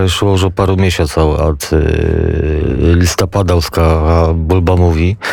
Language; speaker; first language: Polish; non-native, local second language; Belarusian